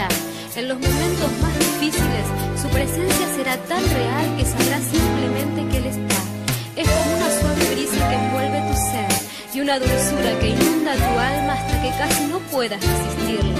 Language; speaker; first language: Spanish; native; Spanish